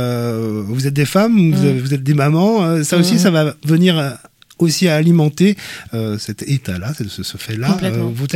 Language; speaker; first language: French; native; French